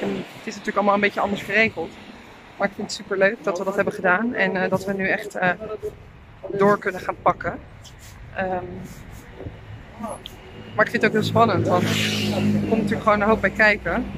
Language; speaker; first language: Dutch; native; Dutch